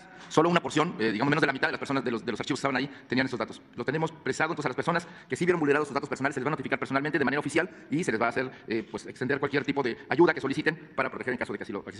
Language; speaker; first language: Spanish; native; Spanish